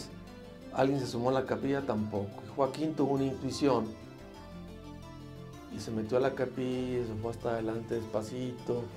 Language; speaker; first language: Spanish; native; Spanish